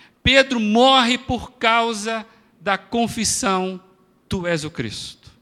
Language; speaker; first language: Portuguese; native; Portuguese